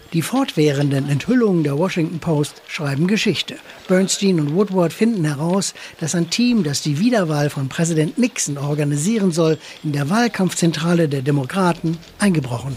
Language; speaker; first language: German; native; German